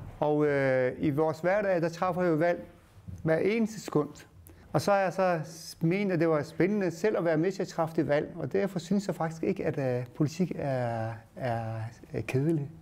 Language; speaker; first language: Danish; early bilingual, other home language; Turkish